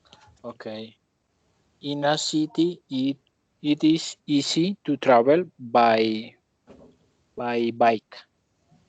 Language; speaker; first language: English; non-native, learner; Spanish